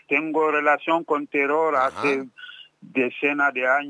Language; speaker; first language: Spanish; non-native, fluent; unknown